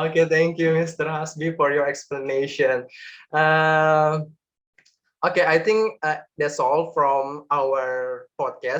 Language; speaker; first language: English; non-native, learner; Indonesian